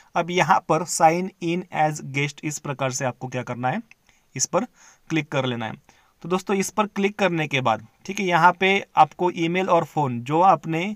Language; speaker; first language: Hindi; non-native, local second language; Marathi